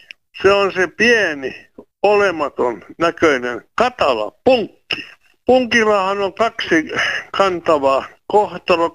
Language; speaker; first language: Finnish; native; Finnish